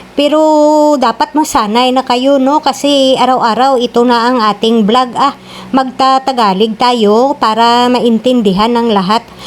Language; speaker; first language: Filipino; non-native, local second language; Kinaray-a